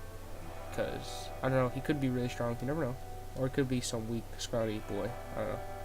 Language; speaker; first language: English; native; English